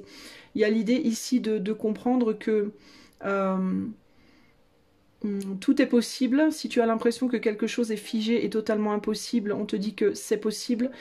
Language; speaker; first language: French; native; French